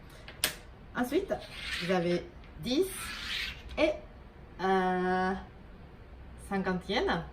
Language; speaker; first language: French; non-native, fluent; Japanese